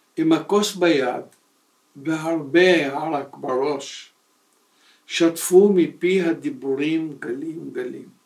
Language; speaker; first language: Hebrew; early bilingual, other home language; Arabic